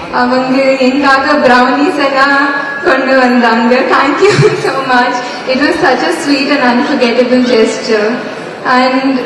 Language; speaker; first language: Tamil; non-native, learner; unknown